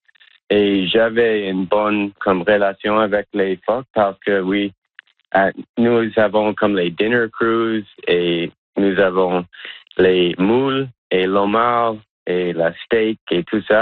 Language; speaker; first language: French; non-native, local second language; English